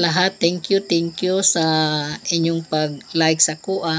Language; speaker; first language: Filipino; non-native, local second language; Cebuano